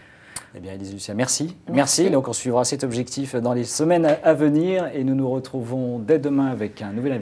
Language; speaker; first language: French; native; French